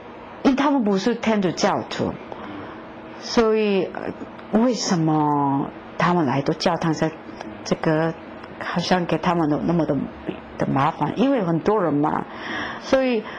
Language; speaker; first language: Chinese; non-native, fluent; Korean